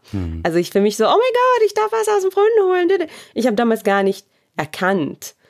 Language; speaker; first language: German; early bilingual, other home language; Arabic